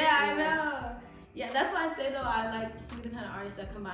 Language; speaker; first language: English; native; English